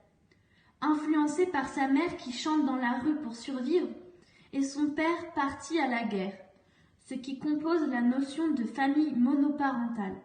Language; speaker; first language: French; native; French